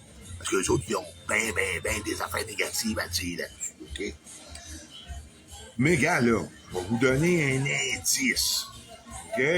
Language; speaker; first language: French; native; French